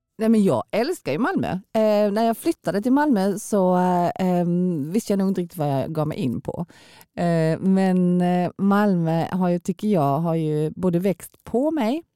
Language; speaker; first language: Swedish; early bilingual, other home language; Korean